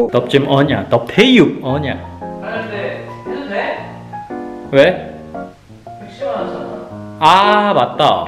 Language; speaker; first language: Vietnamese; non-native, learner; Korean